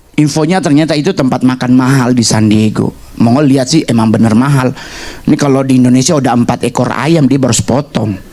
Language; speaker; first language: Indonesian; native; Indonesian